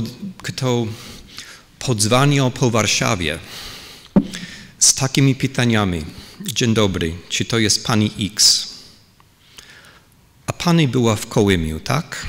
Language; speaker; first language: Polish; non-native, fluent; English